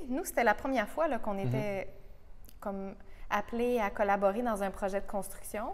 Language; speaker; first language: French; native; French